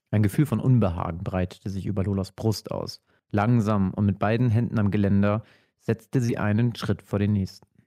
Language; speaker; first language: German; native; German